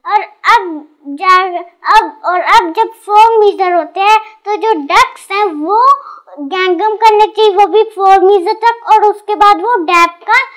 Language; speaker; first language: Hindi; non-native, local second language; Punjabi